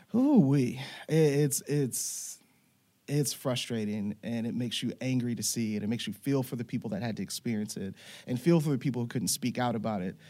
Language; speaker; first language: English; native; English